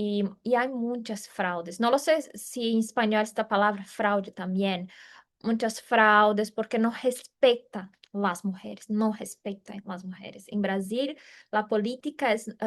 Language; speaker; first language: Spanish; non-native, fluent; Portuguese